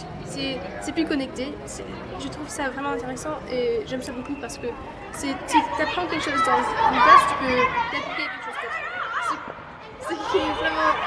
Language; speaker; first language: French; non-native, fluent; English